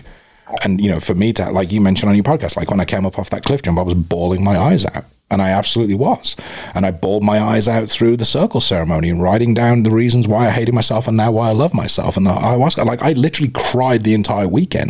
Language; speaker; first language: English; native; English